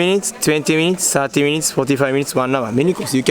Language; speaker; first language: English; non-native, learner; Japanese